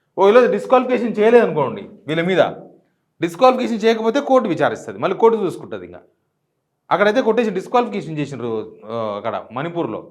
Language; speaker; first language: Telugu; native; Telugu